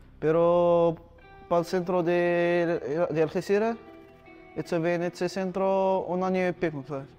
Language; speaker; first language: Spanish; non-native, learner; Arabic